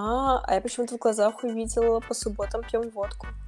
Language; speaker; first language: Russian; native; Russian